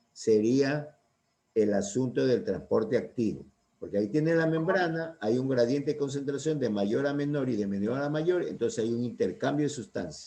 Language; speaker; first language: Spanish; native; Spanish